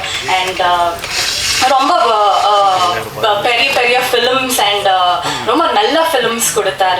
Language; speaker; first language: Tamil; non-native, learner; Kannada